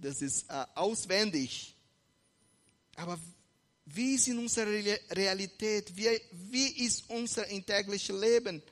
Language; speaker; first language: German; non-native, fluent; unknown